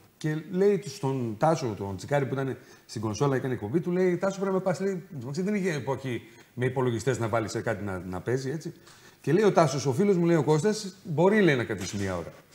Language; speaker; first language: Greek; native; Greek